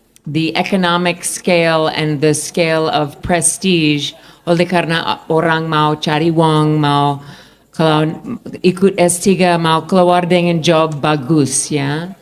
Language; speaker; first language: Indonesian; non-native, fluent; English